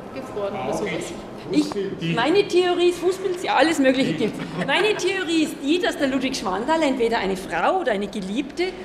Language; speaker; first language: German; native; German